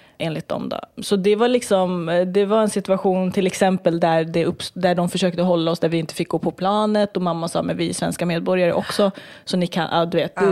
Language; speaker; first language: Swedish; early bilingual, other home language; Kurdish